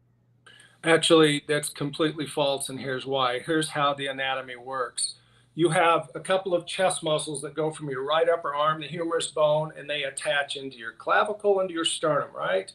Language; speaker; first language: English; native; English